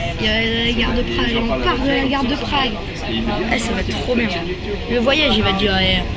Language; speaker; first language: French; native; French